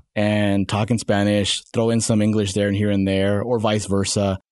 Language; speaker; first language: English; native; English